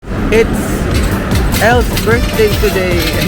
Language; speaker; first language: English; non-native, local second language; Filipino